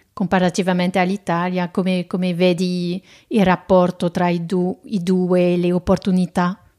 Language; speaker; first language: Italian; non-native, fluent; French